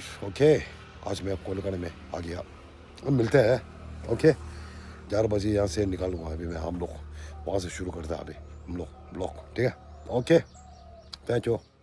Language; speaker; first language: Hindi; non-native, local second language; Tibetan